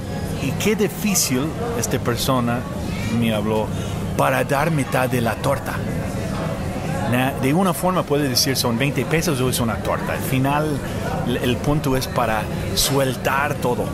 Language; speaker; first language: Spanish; non-native, fluent; English